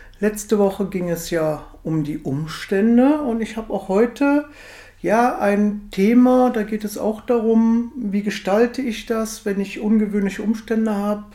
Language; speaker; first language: German; native; German